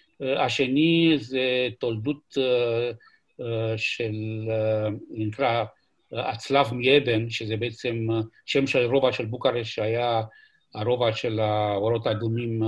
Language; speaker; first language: Hebrew; non-native, fluent; Romanian